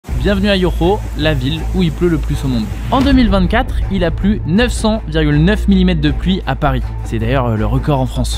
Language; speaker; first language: French; native; French